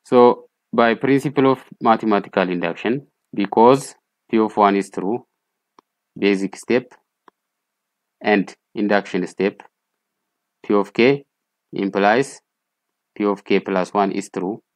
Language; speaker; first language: English; non-native, local second language; Amharic